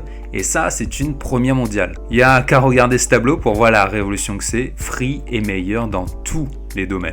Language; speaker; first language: French; native; French